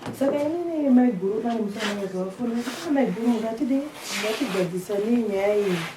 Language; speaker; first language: Shona; early bilingual, other home language; Nyanja